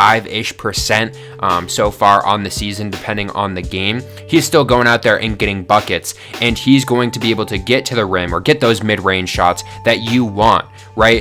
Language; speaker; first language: English; native; English